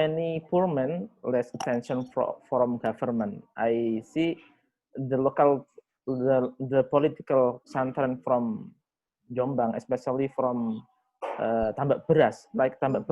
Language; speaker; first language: English; non-native, learner; Indonesian